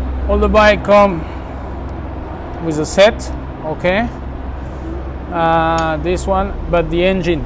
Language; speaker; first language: English; non-native, fluent; French